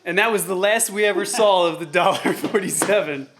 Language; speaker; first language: English; native; English